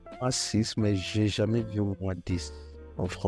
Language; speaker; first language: French; non-native, fluent; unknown